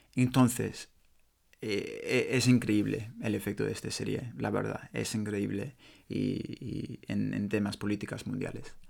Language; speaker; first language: Spanish; non-native, learner; English